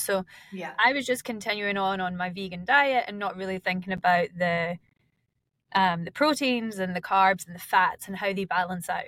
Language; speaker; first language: English; native; English